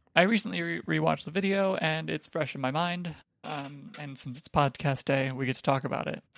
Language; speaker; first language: English; native; English